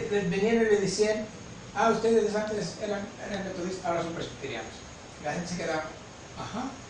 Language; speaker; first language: Spanish; native; Spanish